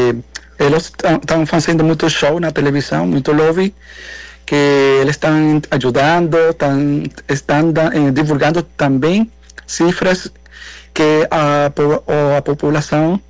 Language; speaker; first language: Portuguese; non-native, learner; Spanish